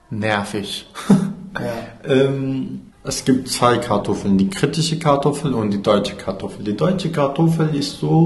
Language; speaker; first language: German; non-native, fluent; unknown